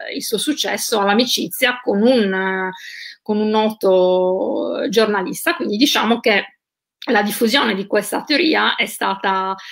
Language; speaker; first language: Italian; native; Italian